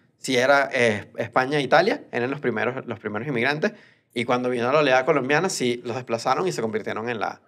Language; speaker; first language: Spanish; native; Spanish